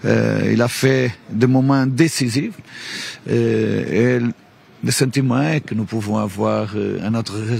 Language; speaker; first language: French; non-native, learner; Portuguese